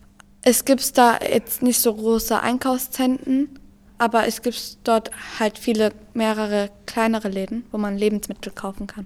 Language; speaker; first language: German; early bilingual, other home language; Turkish